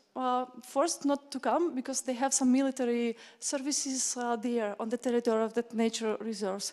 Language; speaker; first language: English; non-native, fluent; Ukrainian